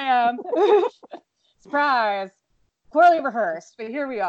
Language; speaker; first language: English; native; English